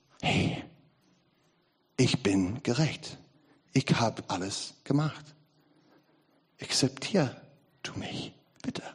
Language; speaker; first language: German; non-native, learner; English